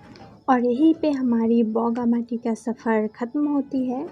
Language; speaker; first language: Hindi; non-native, local second language; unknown